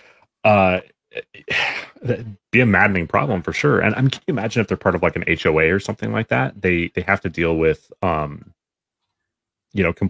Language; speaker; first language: English; native; English